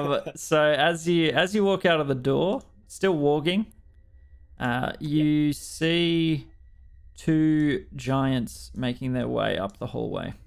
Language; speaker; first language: English; native; English